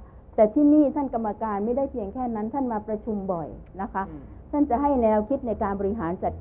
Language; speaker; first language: Thai; native; Thai